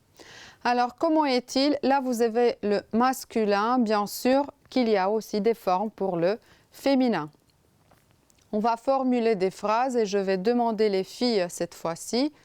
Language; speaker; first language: French; non-native, fluent; Romanian